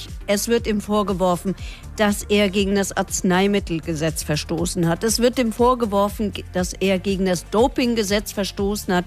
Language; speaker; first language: German; native; German